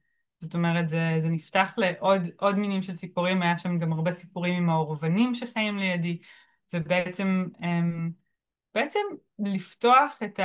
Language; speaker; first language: Hebrew; native; Hebrew